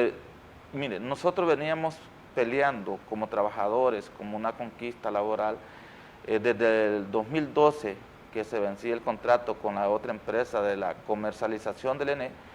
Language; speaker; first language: Spanish; native; Spanish